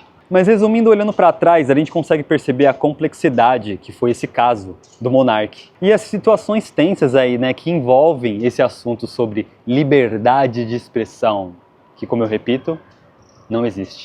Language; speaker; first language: Portuguese; native; Portuguese